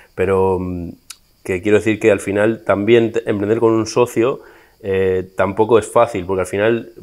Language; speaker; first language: Spanish; native; Spanish